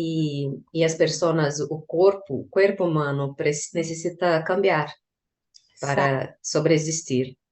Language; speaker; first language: Spanish; non-native, learner; Portuguese